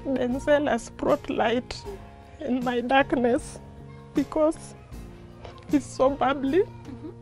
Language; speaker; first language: English; non-native, local second language; Luo (Kenya and Tanzania)